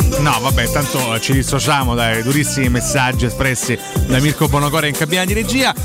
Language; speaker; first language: Italian; native; Italian